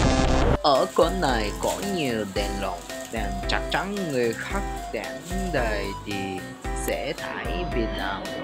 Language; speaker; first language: Vietnamese; non-native, learner; Japanese